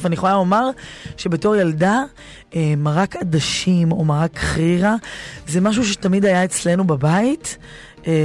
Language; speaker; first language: Hebrew; native; Hebrew